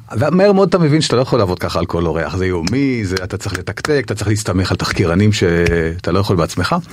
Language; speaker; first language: Hebrew; native; Hebrew